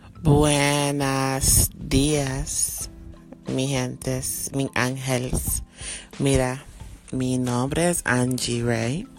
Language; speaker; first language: Spanish; non-native, learner; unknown